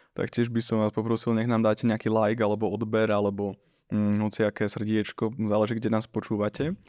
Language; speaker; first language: Slovak; native; Slovak